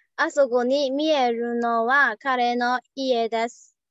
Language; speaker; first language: Japanese; non-native, learner; Burmese